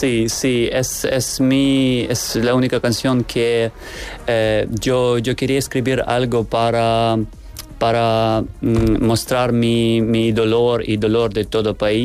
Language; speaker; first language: Spanish; non-native, learner; Ukrainian